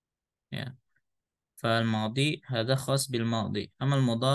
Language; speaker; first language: Arabic; non-native, fluent; Indonesian